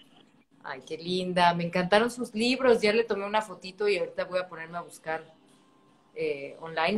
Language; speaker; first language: Spanish; native; Spanish